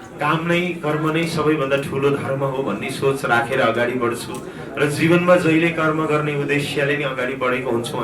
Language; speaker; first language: Nepali; native; Nepali